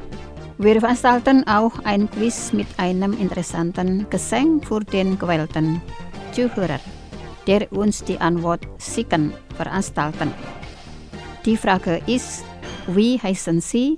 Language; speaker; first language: German; non-native, fluent; Indonesian